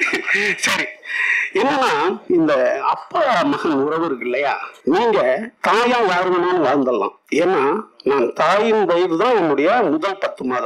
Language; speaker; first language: Tamil; native; Tamil